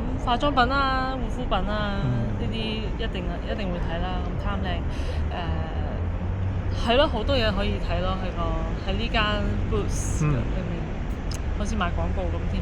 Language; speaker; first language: Cantonese; native; Cantonese